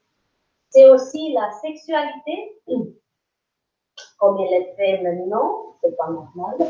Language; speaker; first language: French; non-native, learner; English